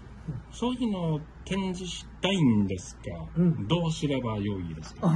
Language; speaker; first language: Japanese; non-native, learner; English